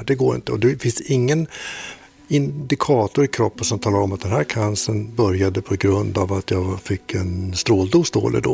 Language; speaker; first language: Swedish; native; Swedish